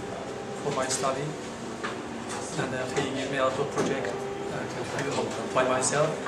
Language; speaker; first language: English; non-native, learner; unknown